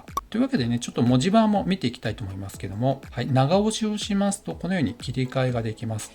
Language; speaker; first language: Japanese; native; Japanese